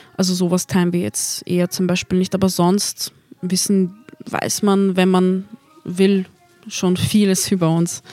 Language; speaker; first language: German; native; German